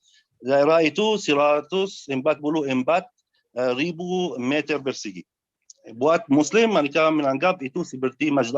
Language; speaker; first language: Indonesian; non-native, learner; Arabic